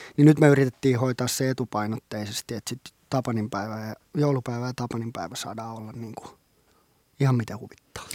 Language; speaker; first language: Finnish; non-native, local second language; Swedish